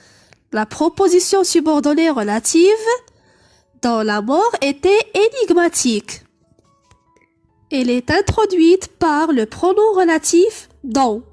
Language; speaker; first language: French; non-native, local second language; Arabic